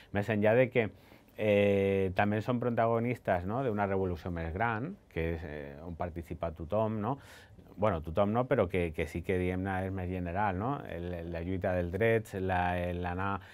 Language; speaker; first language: Catalan; non-native, local second language; Spanish